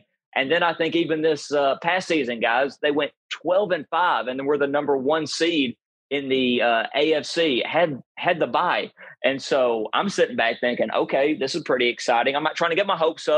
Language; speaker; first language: English; native; English